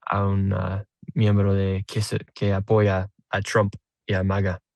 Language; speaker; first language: Spanish; non-native, learner; English